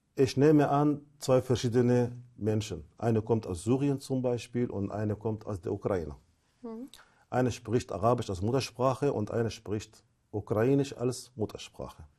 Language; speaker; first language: German; non-native, fluent; Arabic